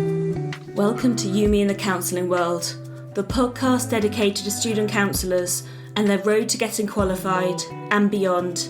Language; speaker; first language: English; native; English